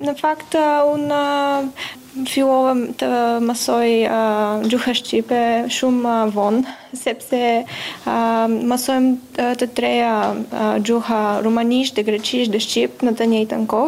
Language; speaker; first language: Albanian; non-native, learner; Bulgarian